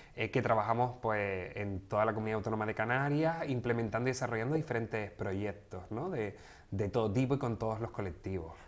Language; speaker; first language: Spanish; native; Spanish